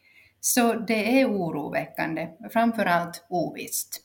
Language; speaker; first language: Swedish; non-native, local second language; Finnish